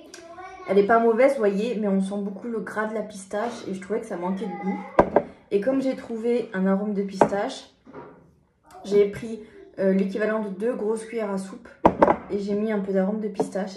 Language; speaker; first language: French; native; French